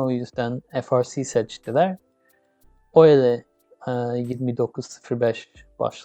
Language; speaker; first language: Turkish; early bilingual, heritage; English